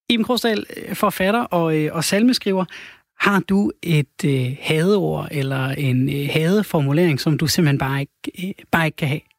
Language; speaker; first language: Danish; native; Danish